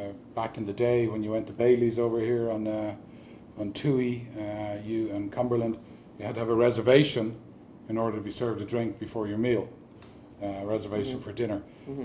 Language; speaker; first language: English; native; English